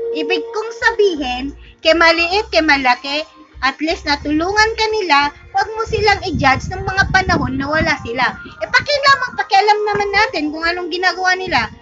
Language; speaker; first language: Filipino; native; Filipino